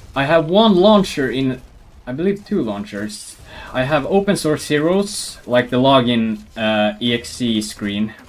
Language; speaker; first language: English; non-native, fluent; Swedish